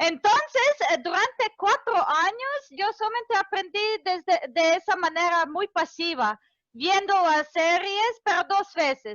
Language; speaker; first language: Spanish; non-native, fluent; Serbian